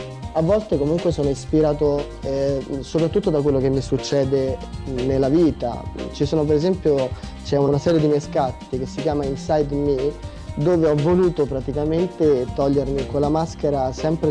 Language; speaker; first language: Italian; native; Italian